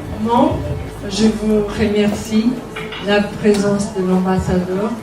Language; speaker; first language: French; non-native, learner; Portuguese